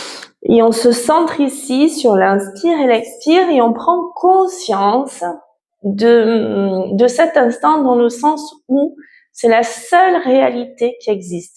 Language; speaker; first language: French; native; French